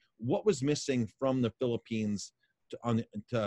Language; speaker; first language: English; native; English